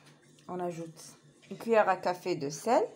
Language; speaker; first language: French; non-native, local second language; Arabic